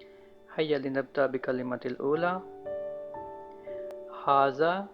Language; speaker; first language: Arabic; non-native, learner; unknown